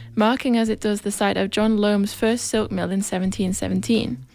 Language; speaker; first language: English; native; English